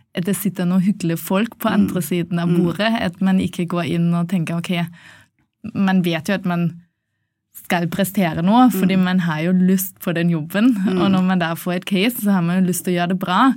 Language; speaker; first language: Norwegian; non-native, fluent; German